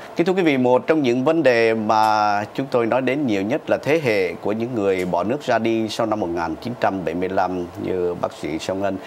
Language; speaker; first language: Vietnamese; native; Vietnamese